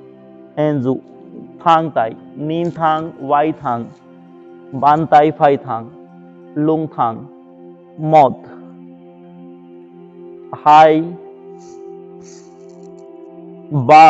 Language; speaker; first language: Vietnamese; non-native, learner; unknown